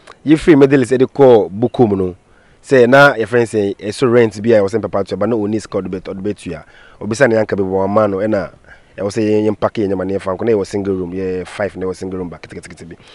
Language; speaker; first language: English; non-native, local second language; Akan